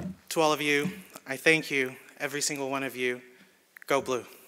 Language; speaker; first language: English; early bilingual, other home language; Spanish